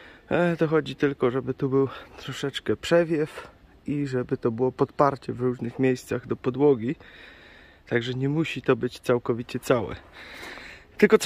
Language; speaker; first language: Polish; native; Polish